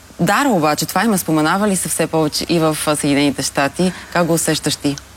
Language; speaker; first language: Bulgarian; native; Bulgarian